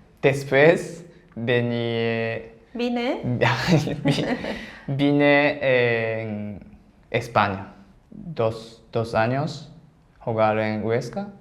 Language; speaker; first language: Spanish; non-native, learner; Japanese